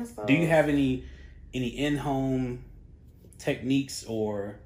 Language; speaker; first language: English; native; English